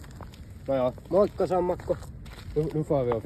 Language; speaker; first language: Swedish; non-native, local second language; Finnish